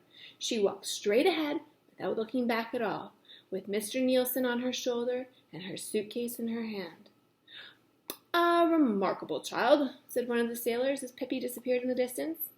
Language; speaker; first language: English; native; English